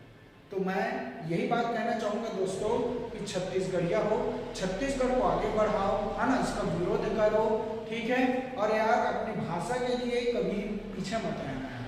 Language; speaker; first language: Hindi; non-native, local second language; Chhattisgarhi